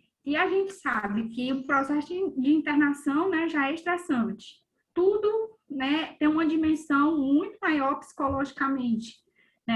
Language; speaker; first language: Portuguese; native; Portuguese